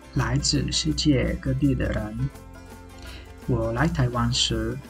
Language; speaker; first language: Chinese; non-native, fluent; Italian